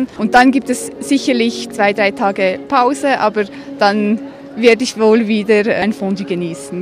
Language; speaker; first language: German; native; German